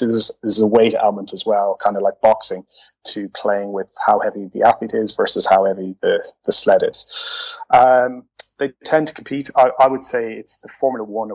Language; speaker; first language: English; native; English